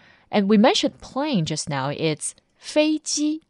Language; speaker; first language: English; non-native, fluent; Chinese